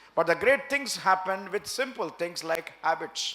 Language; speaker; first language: English; non-native, local second language; Telugu